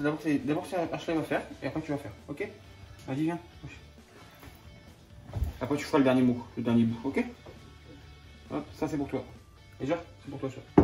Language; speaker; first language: French; native; French